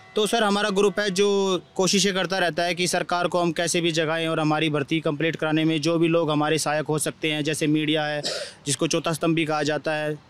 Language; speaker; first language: Hindi; native; Hindi